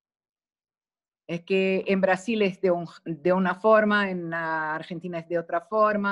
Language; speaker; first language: Spanish; non-native, fluent; Portuguese